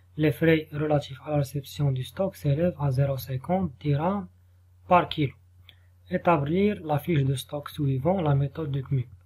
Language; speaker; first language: French; non-native, local second language; Arabic